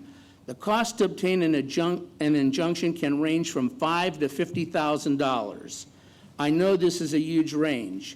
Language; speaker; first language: English; native; English